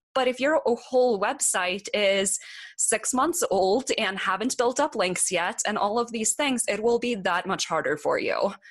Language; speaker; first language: English; non-native, fluent; Norwegian